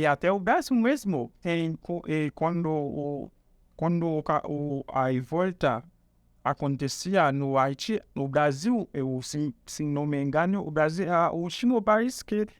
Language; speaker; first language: Portuguese; non-native, fluent; Haitian Creole